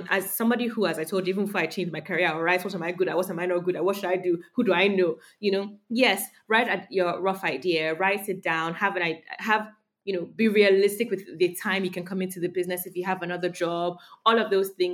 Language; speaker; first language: English; non-native, local second language; Yoruba